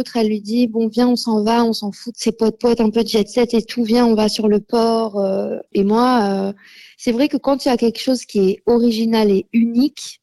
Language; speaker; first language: French; native; French